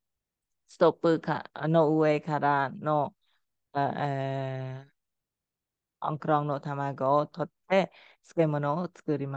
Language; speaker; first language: Japanese; non-native, fluent; Khmer